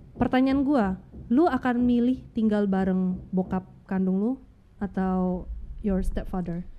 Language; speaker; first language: Indonesian; native; Indonesian